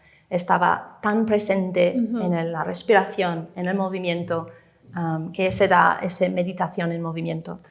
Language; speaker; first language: Spanish; non-native, fluent; English